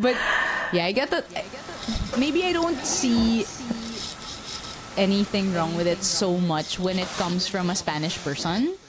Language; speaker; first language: English; non-native, local second language; Filipino